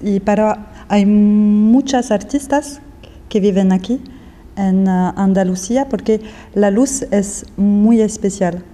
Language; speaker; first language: Spanish; non-native, fluent; French